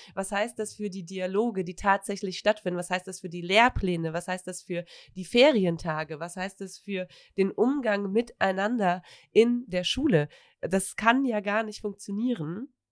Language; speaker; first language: German; native; German